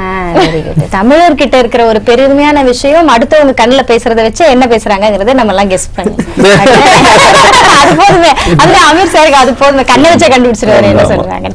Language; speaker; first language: Tamil; native; Tamil